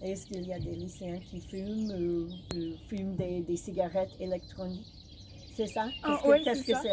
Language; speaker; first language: French; non-native, fluent; English